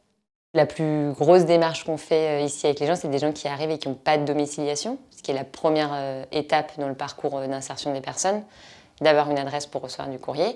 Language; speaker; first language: French; native; French